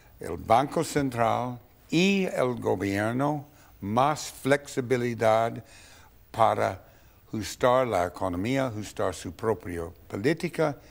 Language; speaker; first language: Spanish; non-native, fluent; English